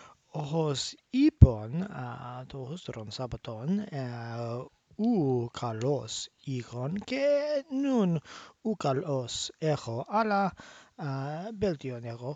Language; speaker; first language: Greek; non-native, fluent; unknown